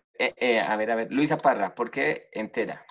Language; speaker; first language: Spanish; native; Spanish